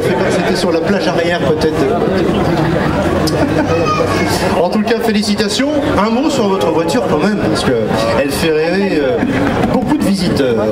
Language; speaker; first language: French; native; French